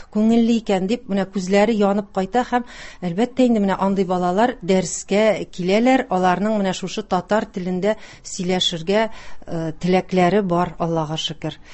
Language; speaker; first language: Tatar; native; Tatar